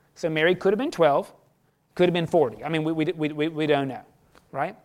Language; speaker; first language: English; native; English